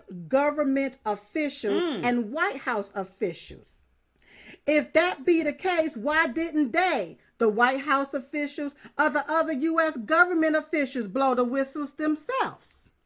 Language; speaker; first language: English; native; English